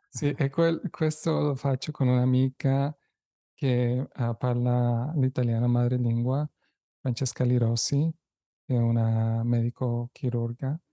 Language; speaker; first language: Italian; non-native, fluent; Spanish